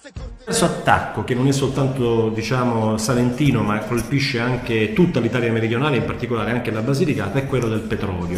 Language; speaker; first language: Italian; native; Italian